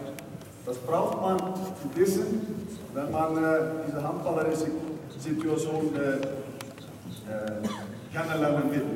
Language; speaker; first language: German; non-native, fluent; Icelandic